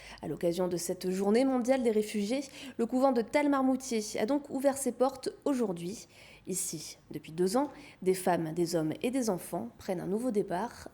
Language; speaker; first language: French; native; French